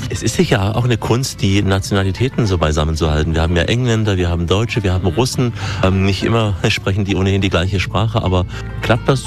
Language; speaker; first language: German; native; German